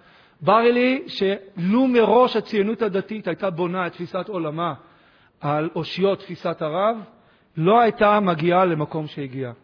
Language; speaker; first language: Hebrew; native; Hebrew